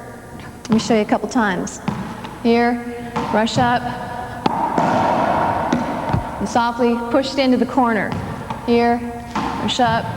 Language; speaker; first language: English; native; English